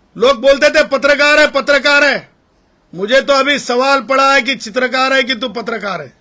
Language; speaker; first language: Hindi; non-native, local second language; Marathi